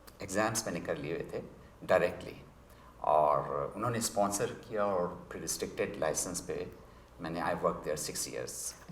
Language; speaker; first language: Urdu; native; Urdu